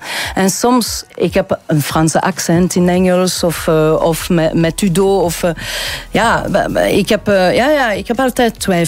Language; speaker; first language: Dutch; non-native, local second language; French